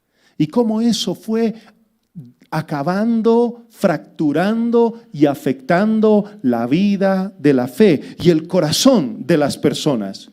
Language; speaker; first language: Spanish; native; Spanish